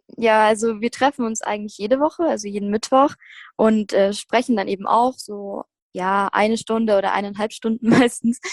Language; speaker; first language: German; native; German